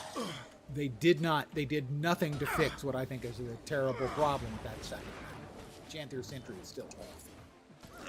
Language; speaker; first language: English; native; English